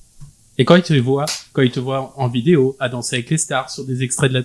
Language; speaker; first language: French; native; French